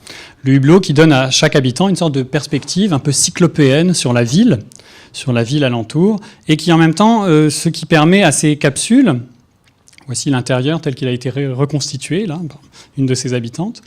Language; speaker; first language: French; native; French